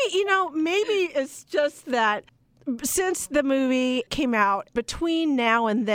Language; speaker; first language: English; native; English